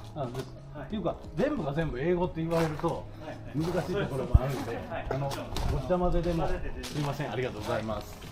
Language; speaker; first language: Japanese; native; Japanese